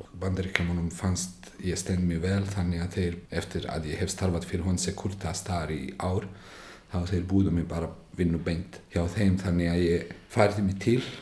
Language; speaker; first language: Icelandic; non-native, fluent; Bosnian